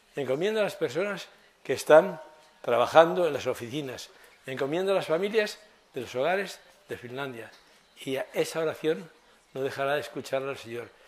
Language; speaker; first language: Spanish; native; Spanish